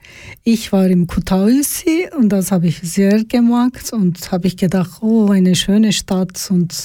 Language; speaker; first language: German; non-native, learner; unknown